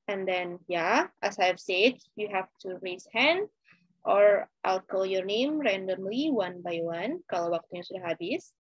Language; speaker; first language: English; non-native, fluent; Indonesian